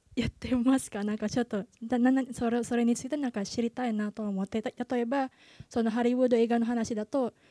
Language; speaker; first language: Japanese; non-native, fluent; Indonesian